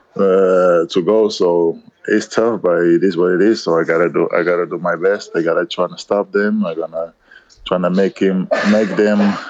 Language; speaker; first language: English; non-native, learner; Kabuverdianu